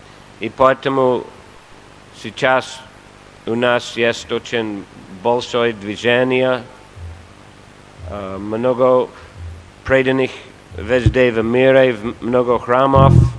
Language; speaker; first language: Russian; non-native, fluent; English